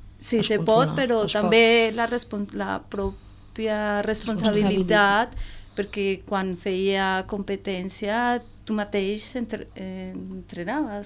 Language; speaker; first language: Catalan; non-native, learner; Spanish